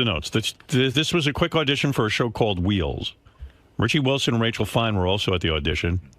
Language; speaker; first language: English; native; English